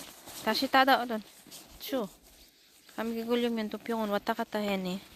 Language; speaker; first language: Korean; non-native, fluent; Filipino